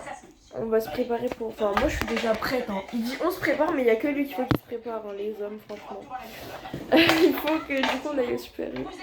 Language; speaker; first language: French; native; French